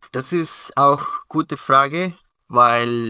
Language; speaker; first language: German; non-native, learner; Spanish